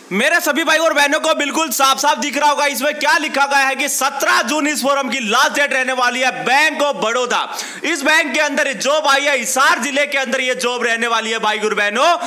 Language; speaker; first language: Hindi; native; Hindi